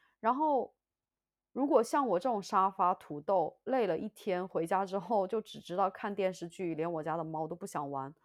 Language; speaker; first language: Chinese; native; Chinese